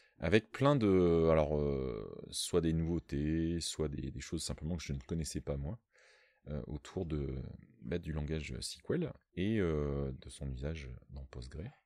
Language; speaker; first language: French; native; French